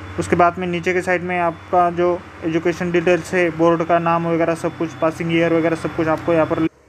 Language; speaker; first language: Hindi; non-native, local second language; Marathi